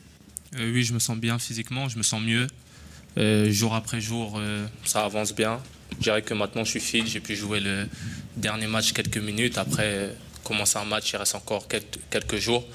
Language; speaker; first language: French; native; French